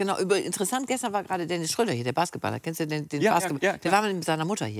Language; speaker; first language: German; native; German